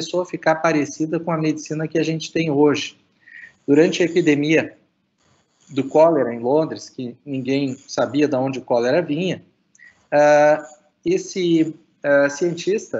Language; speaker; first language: Portuguese; native; Portuguese